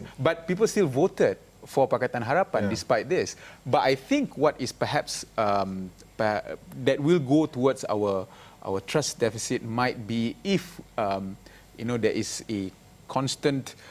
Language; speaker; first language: English; non-native, local second language; Malay